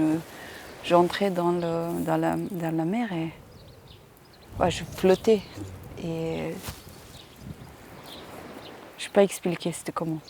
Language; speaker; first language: French; non-native, fluent; Persian